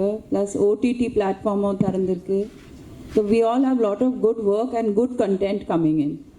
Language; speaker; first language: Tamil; non-native, local second language; Hindi